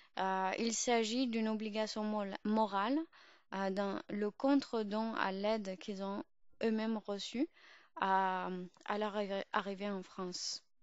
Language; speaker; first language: French; early bilingual, other home language; Urdu